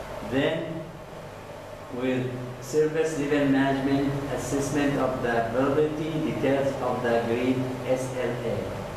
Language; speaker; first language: English; non-native, fluent; Arabic